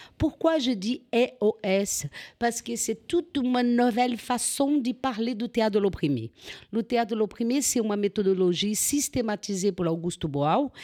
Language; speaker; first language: French; non-native, fluent; Portuguese